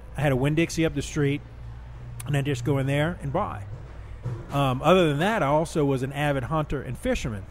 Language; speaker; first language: English; native; English